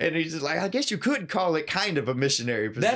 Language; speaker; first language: English; native; English